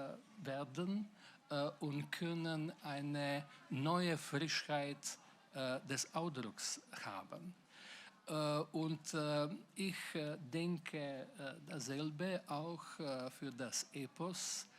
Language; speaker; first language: German; non-native, fluent; Slovenian